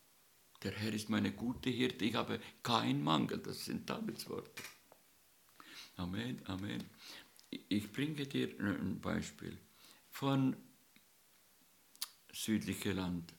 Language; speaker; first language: German; non-native, learner; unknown